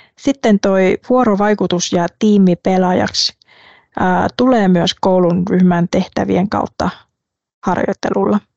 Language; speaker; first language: Finnish; non-native, fluent; Vietnamese